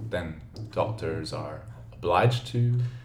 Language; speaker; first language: English; native; English